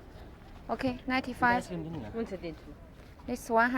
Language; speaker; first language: English; non-native, learner; Chinese